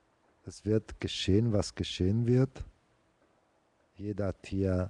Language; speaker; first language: German; non-native, fluent; Italian